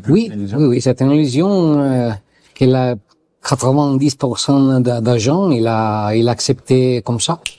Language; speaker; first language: French; non-native, learner; Italian